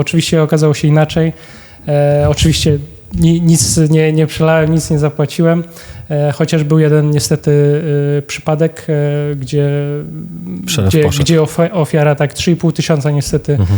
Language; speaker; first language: Polish; native; Polish